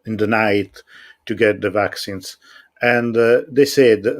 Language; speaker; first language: English; non-native, fluent; Italian